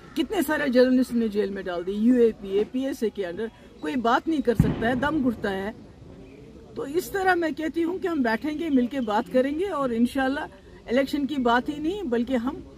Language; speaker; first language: Hindi; non-native, local second language; Kashmiri